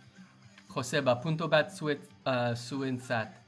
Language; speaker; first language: Basque; non-native, learner; English